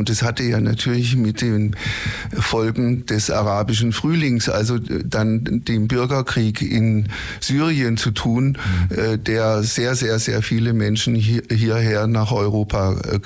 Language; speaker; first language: German; native; German